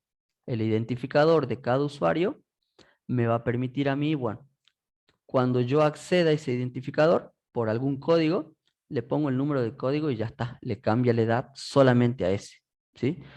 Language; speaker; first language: Spanish; native; Spanish